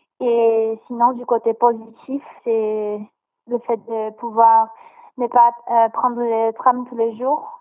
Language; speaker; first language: French; non-native, fluent; Portuguese